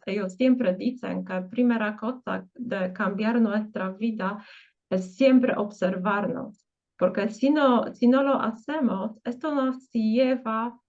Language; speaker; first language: Spanish; non-native, fluent; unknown